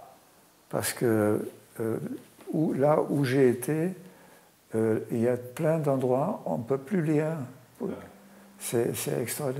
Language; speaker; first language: French; non-native, fluent; German